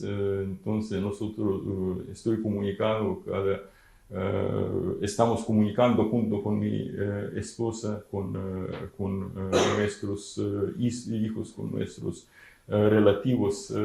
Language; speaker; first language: Spanish; non-native, fluent; Ukrainian